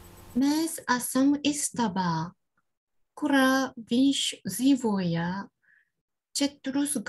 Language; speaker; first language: Latvian; non-native, learner; Japanese